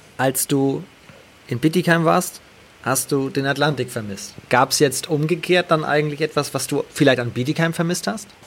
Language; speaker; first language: German; native; German